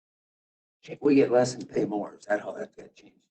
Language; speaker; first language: English; native; English